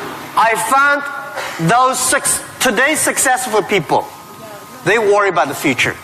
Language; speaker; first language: English; non-native, fluent; Chinese